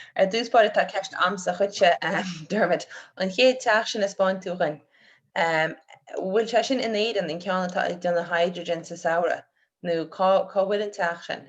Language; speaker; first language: Irish; native; Irish